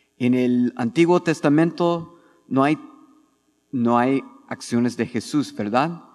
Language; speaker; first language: Spanish; non-native, fluent; English